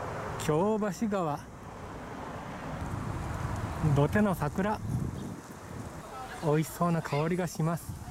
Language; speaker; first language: Japanese; native; Japanese